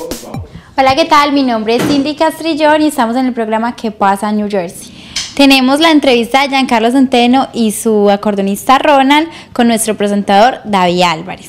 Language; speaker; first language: Spanish; native; Spanish